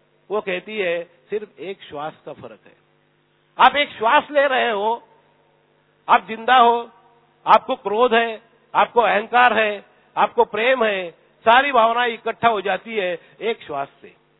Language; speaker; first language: Hindi; non-native, local second language; Marathi